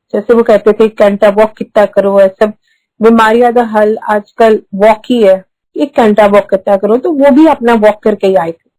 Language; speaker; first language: Hindi; early bilingual, heritage; Hindi